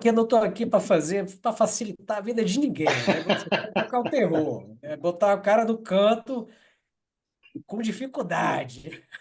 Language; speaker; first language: Portuguese; native; Portuguese